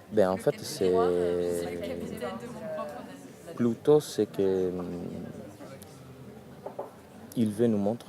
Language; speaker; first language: French; non-native, fluent; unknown